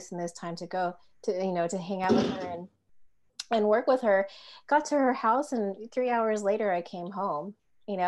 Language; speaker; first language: English; native; English